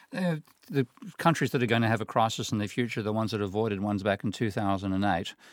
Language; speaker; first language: English; native; English